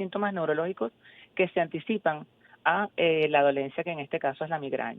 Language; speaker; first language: Spanish; native; Spanish